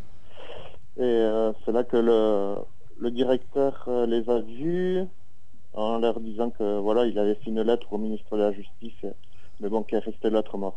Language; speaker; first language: French; native; French